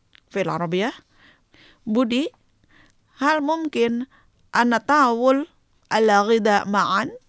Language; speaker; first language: Arabic; non-native, learner; Indonesian